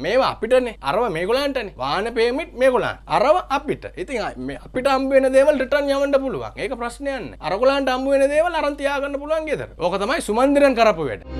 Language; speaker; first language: Sinhala; non-native, local second language; Tamil